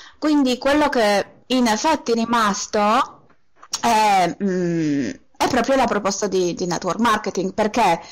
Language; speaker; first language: Italian; non-native, fluent; Polish